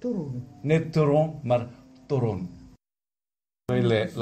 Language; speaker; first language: Dutch; non-native, learner; Filipino